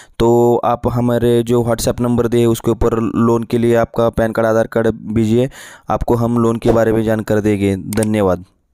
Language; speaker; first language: Hindi; non-native, local second language; Marathi